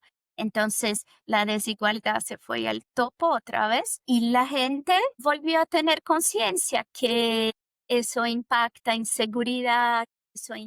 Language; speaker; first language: Spanish; non-native, fluent; Portuguese